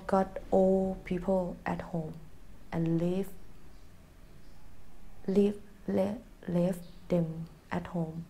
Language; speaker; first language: English; non-native, learner; Thai